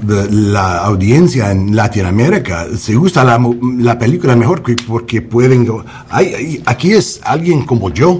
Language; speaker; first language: Spanish; non-native, learner; English